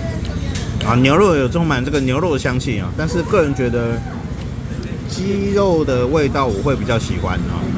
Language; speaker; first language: Chinese; native; Chinese